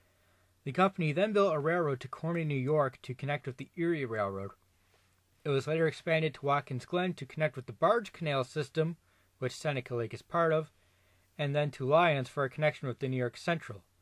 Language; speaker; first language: English; native; English